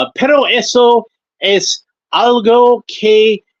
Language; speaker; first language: Spanish; non-native, learner; English